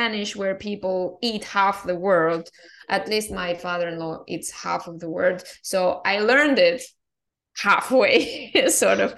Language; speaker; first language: English; non-native, fluent; Russian